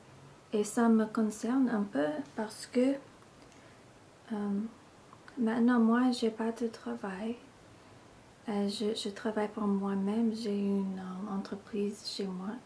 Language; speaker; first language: French; non-native, learner; English